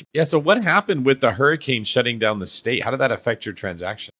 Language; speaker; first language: English; native; English